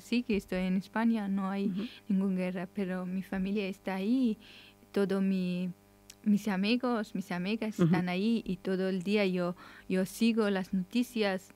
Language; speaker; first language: Spanish; non-native, learner; Persian